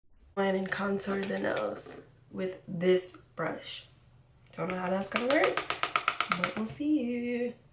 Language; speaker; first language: English; native; English